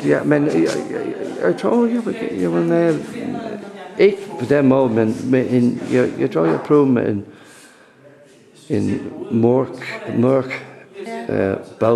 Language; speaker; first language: Danish; non-native, learner; English